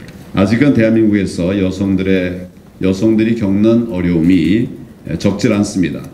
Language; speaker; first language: Korean; native; Korean